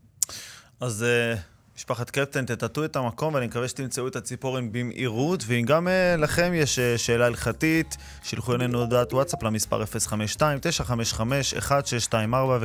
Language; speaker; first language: Hebrew; native; Hebrew